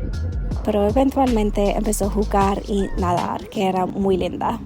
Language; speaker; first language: Spanish; non-native, learner; English